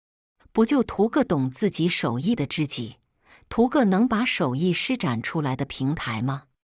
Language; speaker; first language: Chinese; native; Chinese